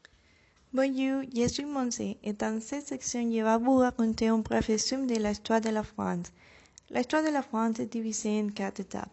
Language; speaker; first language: French; non-native, learner; Spanish